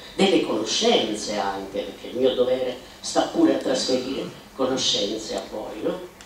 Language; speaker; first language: Italian; native; Italian